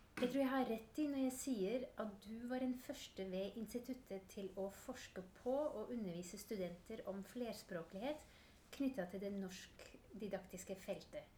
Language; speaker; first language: Norwegian; non-native, fluent; Dutch